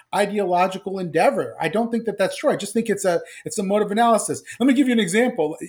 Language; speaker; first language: English; native; English